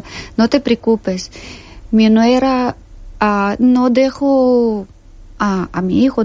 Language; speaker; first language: Spanish; non-native, learner; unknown